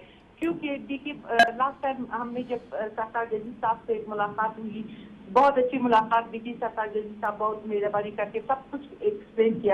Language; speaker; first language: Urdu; non-native, fluent; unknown